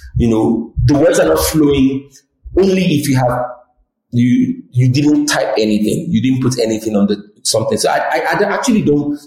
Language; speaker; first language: English; non-native, local second language; Yoruba